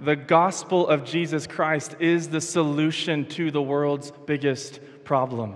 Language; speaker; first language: English; native; English